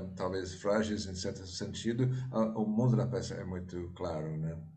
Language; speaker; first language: Portuguese; non-native, fluent; English